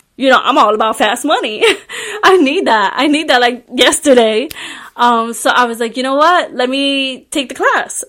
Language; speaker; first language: English; early bilingual, other home language; Spanish